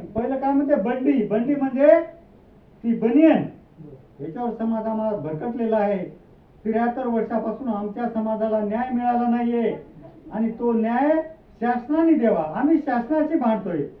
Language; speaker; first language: Marathi; non-native, local second language; Lambadi